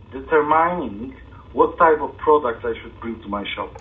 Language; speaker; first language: English; non-native, fluent; Polish